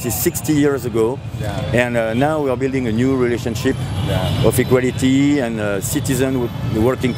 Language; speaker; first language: English; non-native, fluent; French